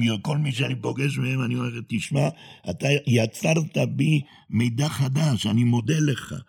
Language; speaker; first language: Hebrew; non-native, fluent; Spanish